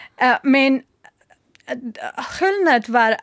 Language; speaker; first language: Swedish; non-native, learner; Persian